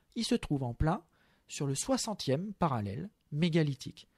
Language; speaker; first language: French; native; French